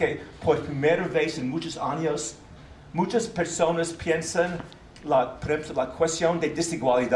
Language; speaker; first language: Spanish; non-native, fluent; English